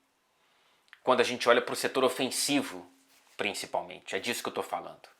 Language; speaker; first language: Portuguese; native; Portuguese